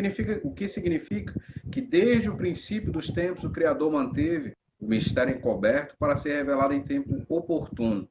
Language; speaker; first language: Portuguese; native; Portuguese